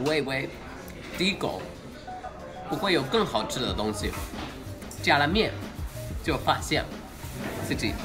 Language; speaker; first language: Chinese; non-native, fluent; English